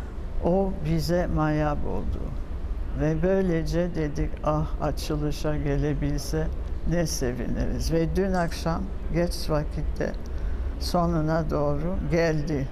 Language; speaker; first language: Turkish; non-native, fluent; French